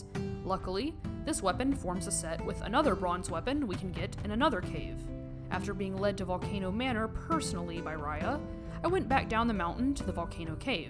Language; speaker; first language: English; native; English